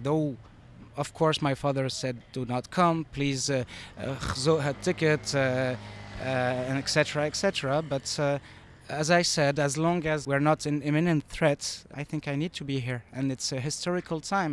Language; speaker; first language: English; non-native, fluent; French